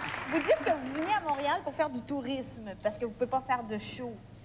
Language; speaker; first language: French; native; French